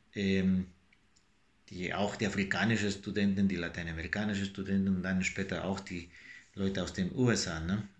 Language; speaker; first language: German; non-native, fluent; Spanish